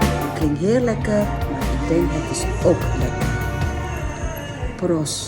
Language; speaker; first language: Dutch; non-native, fluent; Indonesian